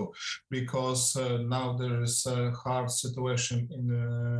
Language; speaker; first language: English; non-native, fluent; Polish